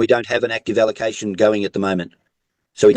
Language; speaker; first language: English; native; English